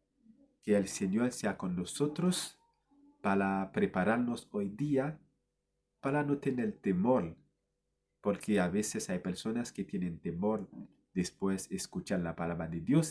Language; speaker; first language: Spanish; non-native, fluent; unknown